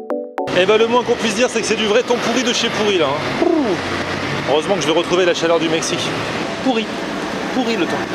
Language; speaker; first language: French; native; French